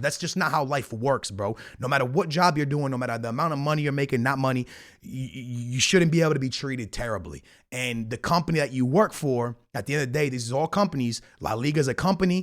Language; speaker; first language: English; native; English